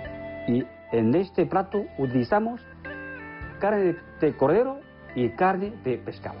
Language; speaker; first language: Spanish; non-native, fluent; Chinese